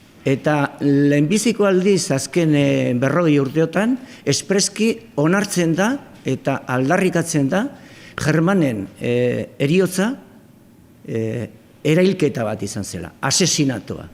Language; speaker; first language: Basque; non-native, local second language; Spanish